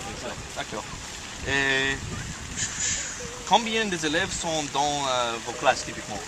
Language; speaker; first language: French; non-native, learner; English